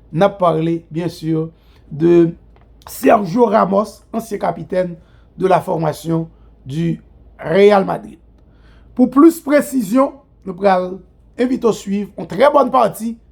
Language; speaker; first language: French; non-native, local second language; Haitian Creole